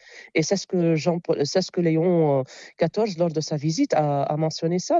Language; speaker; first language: French; non-native, local second language; Arabic